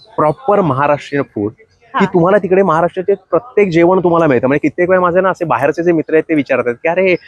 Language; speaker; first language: Marathi; native; Marathi